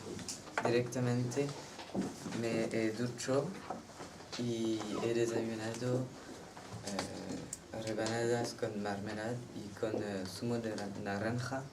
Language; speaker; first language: Spanish; non-native, learner; French